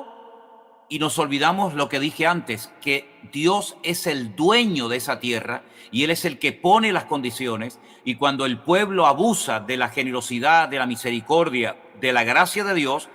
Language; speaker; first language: Spanish; native; Spanish